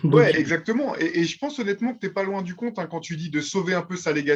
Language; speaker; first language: French; native; French